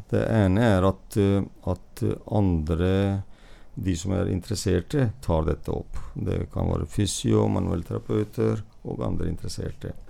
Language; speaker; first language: Norwegian; non-native, fluent; Hindi